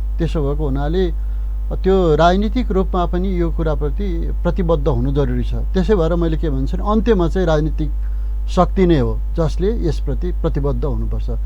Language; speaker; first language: Nepali; non-native, local second language; Eastern Tamang